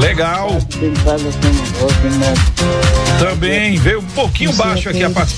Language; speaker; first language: Portuguese; native; Portuguese